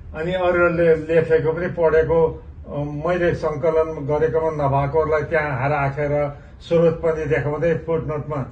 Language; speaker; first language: Nepali; non-native, local second language; Limbu